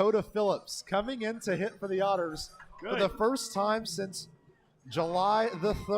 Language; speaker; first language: English; native; English